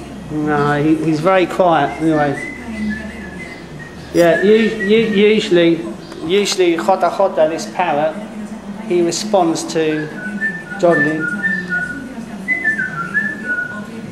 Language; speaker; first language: English; native; English